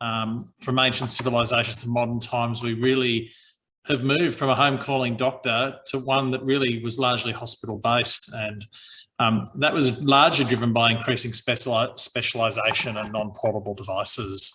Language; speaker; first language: English; native; English